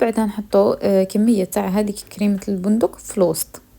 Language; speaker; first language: Arabic; native; Arabic